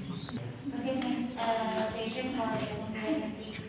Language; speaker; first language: English; non-native, learner; Indonesian